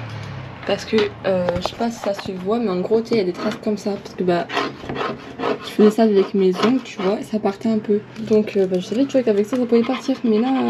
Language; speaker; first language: French; native; French